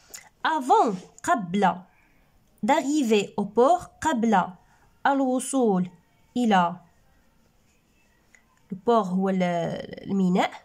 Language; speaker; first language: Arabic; native; Arabic